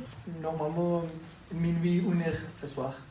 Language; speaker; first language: French; non-native, learner; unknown